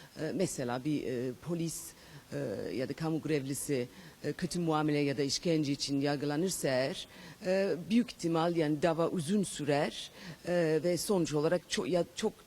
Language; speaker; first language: Turkish; non-native, fluent; English